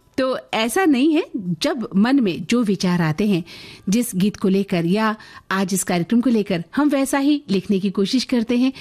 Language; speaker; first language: Hindi; native; Hindi